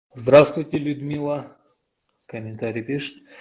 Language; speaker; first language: Russian; non-native, local second language; Kyrgyz